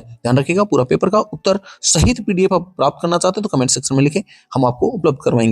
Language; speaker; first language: Hindi; native; Hindi